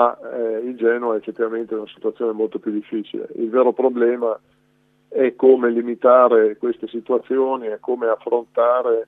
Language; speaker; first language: Italian; native; Italian